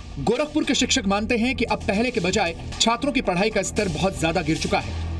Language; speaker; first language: Hindi; native; Hindi